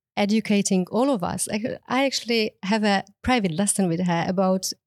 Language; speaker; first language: English; non-native, fluent; Czech